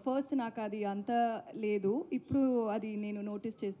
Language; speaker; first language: Telugu; non-native, learner; Tamil